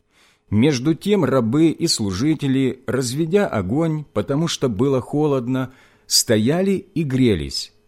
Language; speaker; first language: Russian; native; Russian